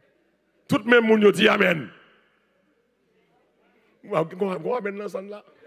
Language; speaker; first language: French; non-native, learner; Haitian Creole